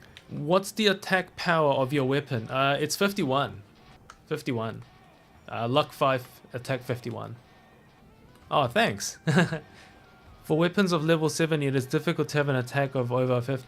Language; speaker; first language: English; native; English